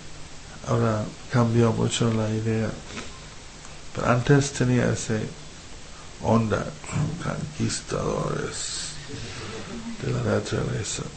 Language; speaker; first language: Spanish; non-native, fluent; English